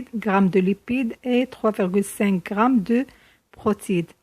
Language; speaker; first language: French; non-native, local second language; Arabic